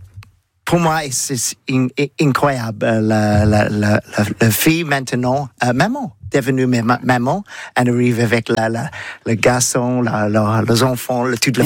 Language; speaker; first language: French; non-native, learner; English